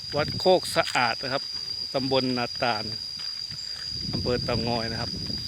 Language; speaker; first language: Thai; native; Thai